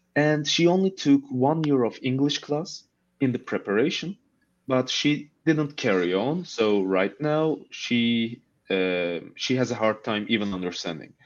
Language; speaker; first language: English; non-native, fluent; Turkish